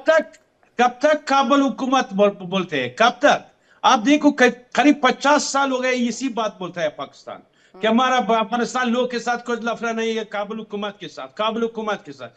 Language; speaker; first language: Hindi; non-native, fluent; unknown